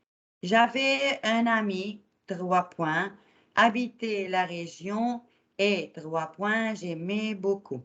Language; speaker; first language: French; non-native, fluent; Arabic